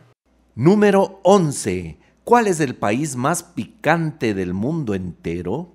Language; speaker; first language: Spanish; native; Spanish